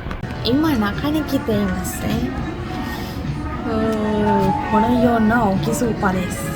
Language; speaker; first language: Japanese; non-native, learner; Sinhala